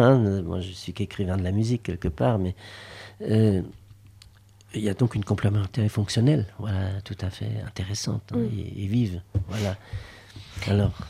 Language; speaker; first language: French; native; French